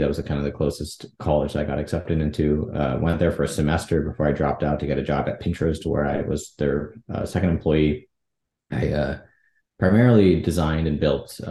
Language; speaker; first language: English; native; English